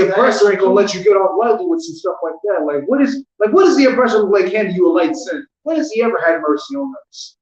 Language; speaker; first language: English; native; English